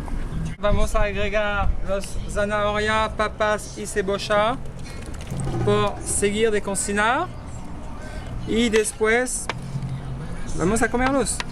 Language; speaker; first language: Spanish; non-native, learner; French